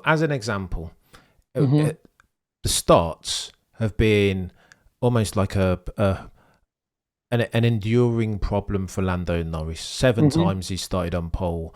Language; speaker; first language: English; native; English